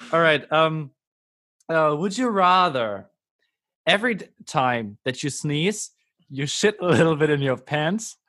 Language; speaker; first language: English; non-native, fluent; German